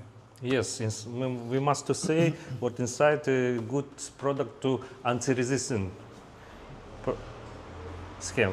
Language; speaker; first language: English; non-native, learner; Russian